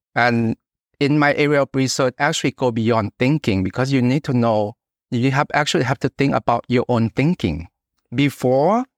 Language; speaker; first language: English; non-native, fluent; Thai